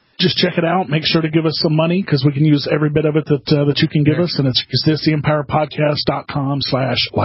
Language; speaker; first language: English; native; English